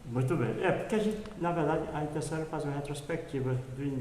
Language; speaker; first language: Portuguese; native; Portuguese